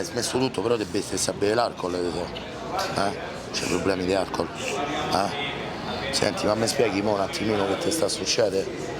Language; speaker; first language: Italian; native; Italian